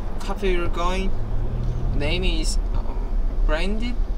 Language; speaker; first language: English; non-native, learner; Korean